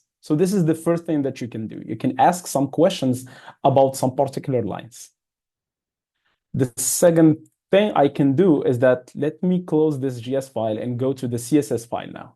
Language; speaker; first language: English; non-native, fluent; Arabic